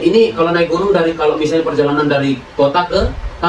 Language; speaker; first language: Indonesian; native; Indonesian